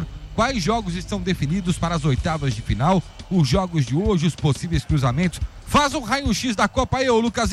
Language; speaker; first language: Portuguese; native; Portuguese